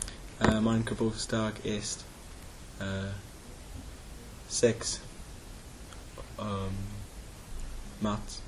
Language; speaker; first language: German; non-native, learner; English